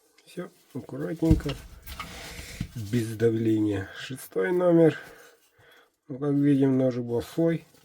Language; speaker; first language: Russian; non-native, local second language; Yakut